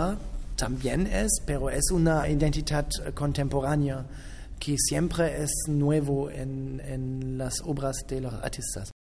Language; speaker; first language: Spanish; non-native, learner; German